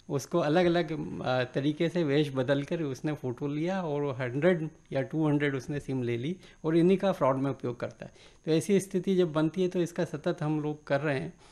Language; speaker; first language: Hindi; native; Hindi